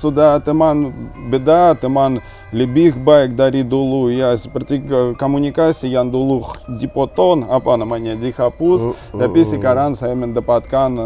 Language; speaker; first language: Indonesian; non-native, learner; Russian